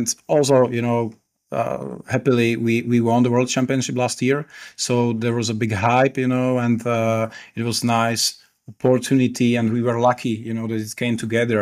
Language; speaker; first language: English; non-native, fluent; Czech